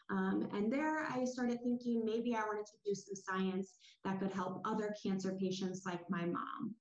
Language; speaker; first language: English; native; English